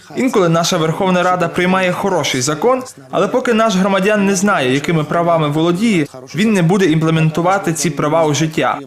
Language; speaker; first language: Ukrainian; non-native, fluent; Georgian